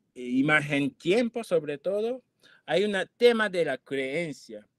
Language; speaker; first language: Spanish; non-native, fluent; Japanese